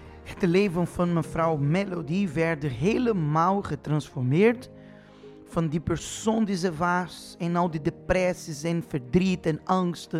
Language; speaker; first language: Dutch; non-native, fluent; Portuguese